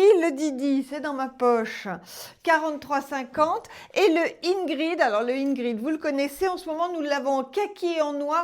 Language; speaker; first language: French; native; French